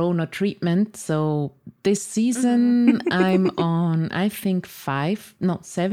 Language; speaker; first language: English; non-native, fluent; Swiss German